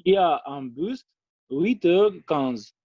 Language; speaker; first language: French; non-native, learner; Albanian